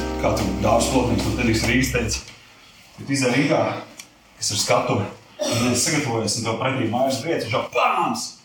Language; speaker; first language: Latvian; non-native, local second language; Russian